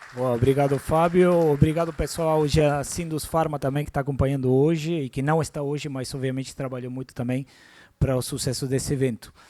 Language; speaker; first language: Portuguese; non-native, fluent; Spanish